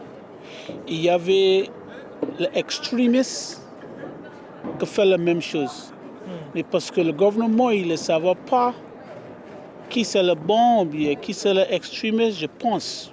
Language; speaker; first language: French; non-native, learner; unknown